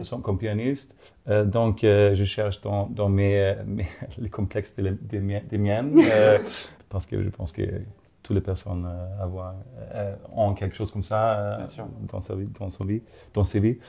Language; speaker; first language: French; non-native, fluent; German